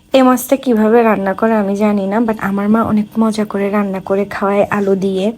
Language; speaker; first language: Bangla; non-native, local second language; Chakma